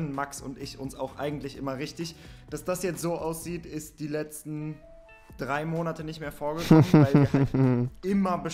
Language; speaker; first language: German; native; German